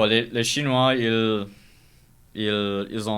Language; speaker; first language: French; non-native, local second language; English